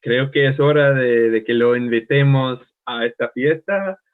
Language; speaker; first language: Spanish; non-native, learner; English